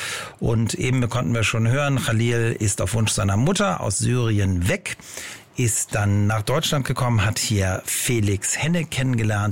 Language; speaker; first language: German; native; German